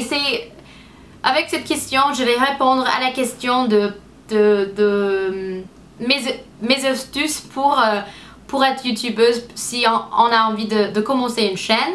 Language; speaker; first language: French; non-native, fluent; English